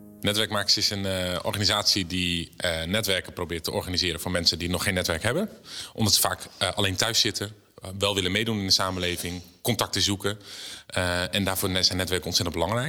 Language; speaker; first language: Dutch; native; Dutch